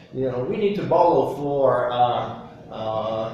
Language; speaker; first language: English; non-native, fluent; Ukrainian